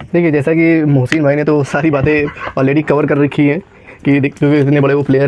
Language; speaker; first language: Hindi; native; Hindi